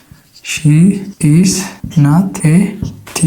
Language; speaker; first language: English; non-native, local second language; Oromo